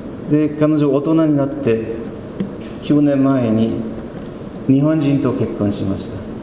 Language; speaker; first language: Japanese; non-native, fluent; German